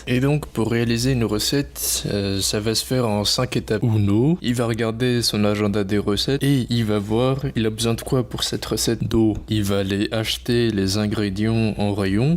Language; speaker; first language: French; native; French